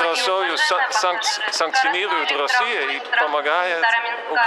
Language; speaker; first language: Russian; non-native, fluent; Dutch